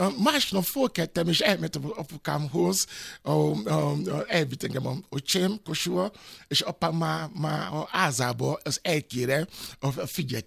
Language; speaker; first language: Hungarian; non-native, fluent; Yoruba